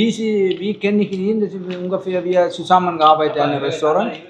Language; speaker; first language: German; non-native, learner; Tamil